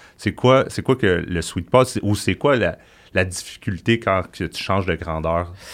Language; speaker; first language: French; native; French